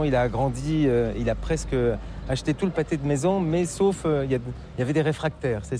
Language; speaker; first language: French; native; French